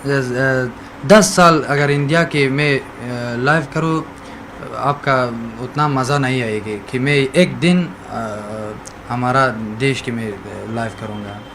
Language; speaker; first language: Hindi; non-native, learner; Persian